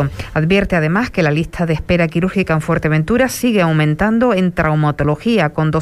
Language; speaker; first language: Spanish; native; Spanish